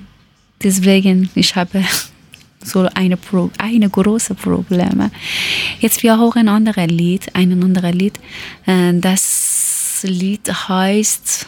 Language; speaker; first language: German; non-native, learner; Persian